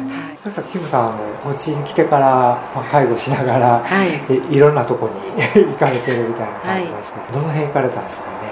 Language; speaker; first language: Japanese; native; Japanese